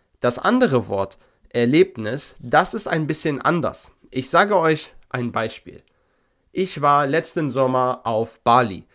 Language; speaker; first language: German; native; German